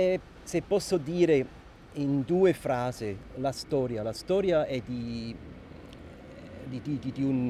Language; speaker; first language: Italian; non-native, local second language; German